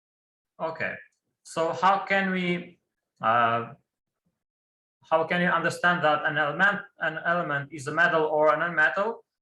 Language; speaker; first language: English; non-native, fluent; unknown